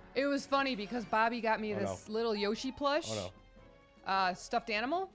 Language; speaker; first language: English; native; English